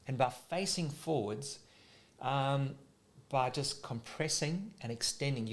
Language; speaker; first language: English; native; English